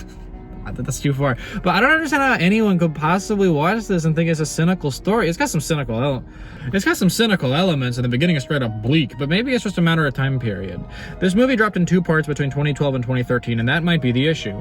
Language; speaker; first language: English; native; English